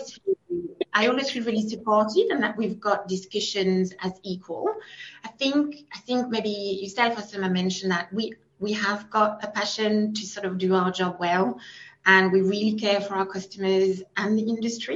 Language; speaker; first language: English; non-native, fluent; French